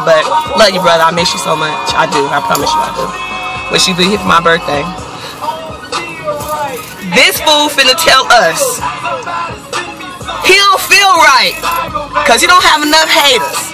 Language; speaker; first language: English; native; English